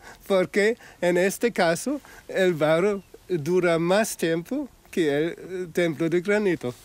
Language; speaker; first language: Spanish; non-native, fluent; German